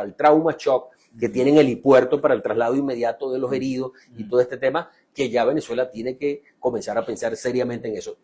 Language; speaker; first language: Spanish; native; Spanish